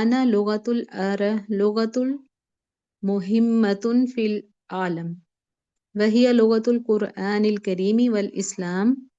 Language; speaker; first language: Arabic; non-native, learner; Urdu